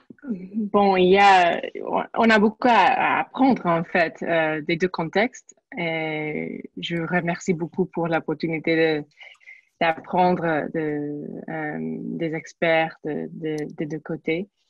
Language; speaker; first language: French; non-native, learner; English